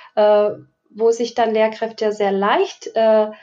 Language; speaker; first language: German; non-native, fluent; Slovak